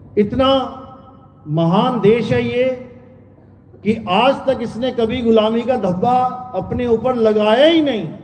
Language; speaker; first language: Hindi; native; Hindi